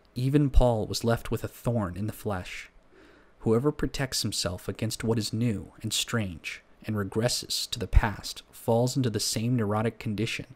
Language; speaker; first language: English; native; English